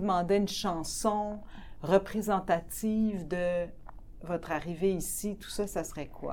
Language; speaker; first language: French; native; French